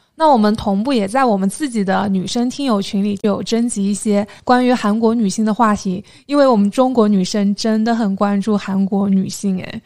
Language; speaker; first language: Chinese; native; Chinese